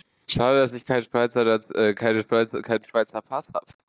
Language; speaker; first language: German; native; German